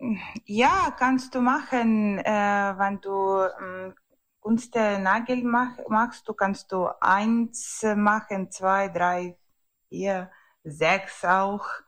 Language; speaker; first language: German; non-native, learner; Ukrainian